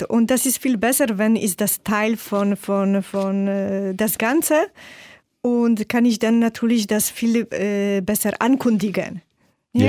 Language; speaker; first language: German; non-native, fluent; Polish